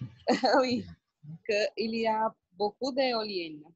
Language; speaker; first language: French; non-native, learner; Portuguese